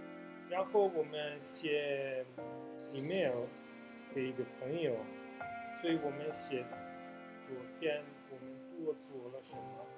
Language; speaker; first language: Chinese; non-native, fluent; Italian